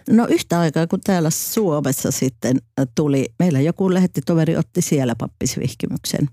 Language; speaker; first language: Finnish; native; Finnish